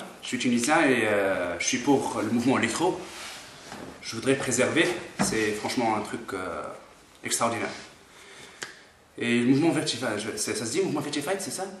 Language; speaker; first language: French; non-native, local second language; Arabic